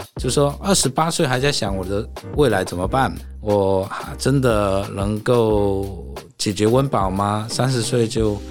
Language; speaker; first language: Chinese; non-native, fluent; Cantonese